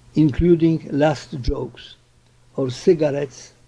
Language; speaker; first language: English; non-native, fluent; Polish